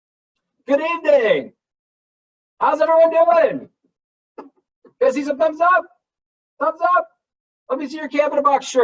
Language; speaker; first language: English; native; English